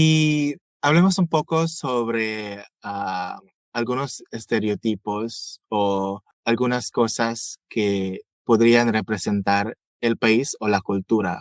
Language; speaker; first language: Spanish; non-native, fluent; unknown